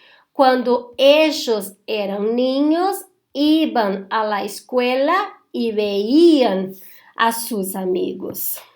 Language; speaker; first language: Spanish; non-native, fluent; Portuguese